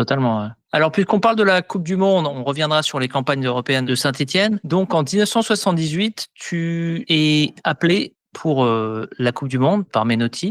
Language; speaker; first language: French; native; French